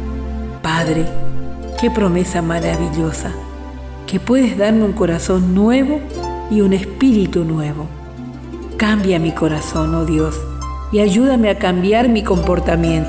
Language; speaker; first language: Spanish; native; Spanish